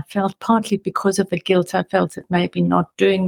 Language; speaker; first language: English; native; English